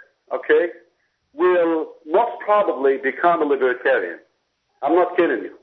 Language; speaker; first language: English; non-native, fluent; Berber languages